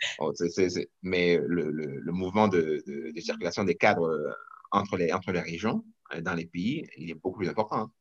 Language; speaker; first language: French; non-native, local second language; Rundi